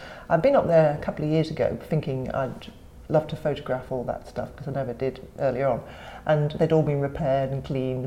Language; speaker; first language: English; native; English